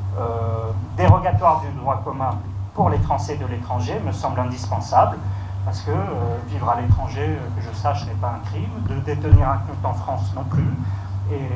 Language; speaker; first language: French; native; French